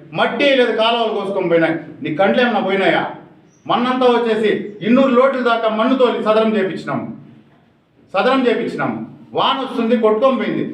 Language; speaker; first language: Telugu; native; Telugu